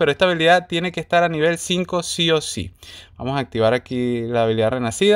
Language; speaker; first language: Spanish; native; Spanish